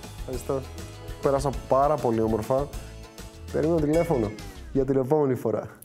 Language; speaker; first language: Greek; native; Greek